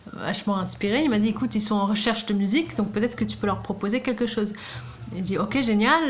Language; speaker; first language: French; non-native, fluent; Swedish